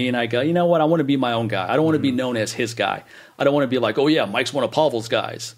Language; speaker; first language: English; native; English